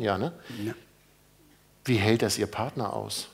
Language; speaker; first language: German; native; German